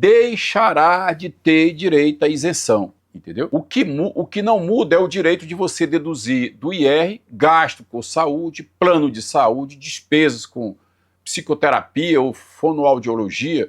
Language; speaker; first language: Portuguese; native; Portuguese